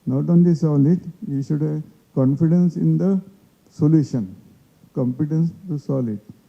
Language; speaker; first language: English; non-native, local second language; Marathi